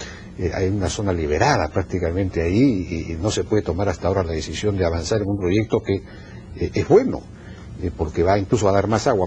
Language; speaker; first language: Spanish; native; Spanish